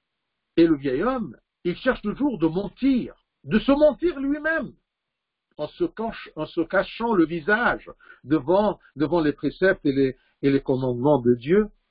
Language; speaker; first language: French; non-native, fluent; Arabic